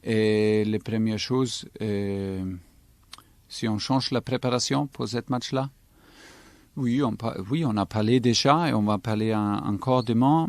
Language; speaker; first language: French; non-native, fluent; German